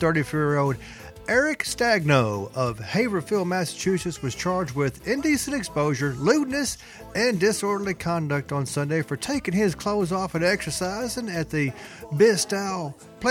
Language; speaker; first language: English; native; English